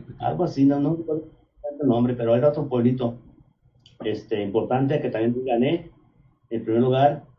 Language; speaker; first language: Spanish; native; Spanish